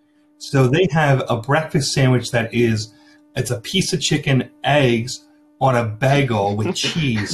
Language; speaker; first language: English; native; English